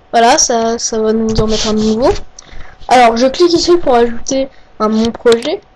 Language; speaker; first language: French; native; French